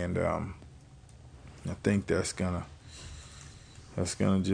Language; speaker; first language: English; native; English